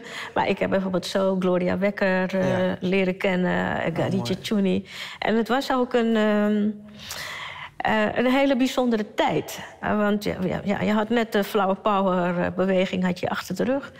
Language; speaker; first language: Dutch; early bilingual, other home language; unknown